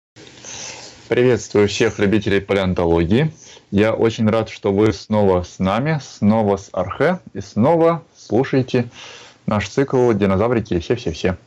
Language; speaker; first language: Russian; native; Russian